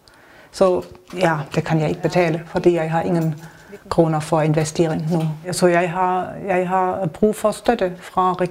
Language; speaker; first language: Danish; non-native, learner; German